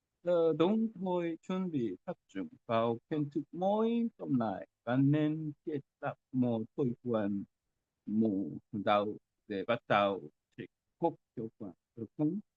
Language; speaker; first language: Vietnamese; non-native, learner; Korean